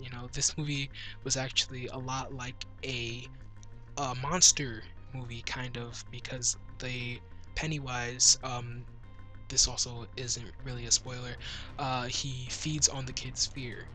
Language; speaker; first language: English; native; English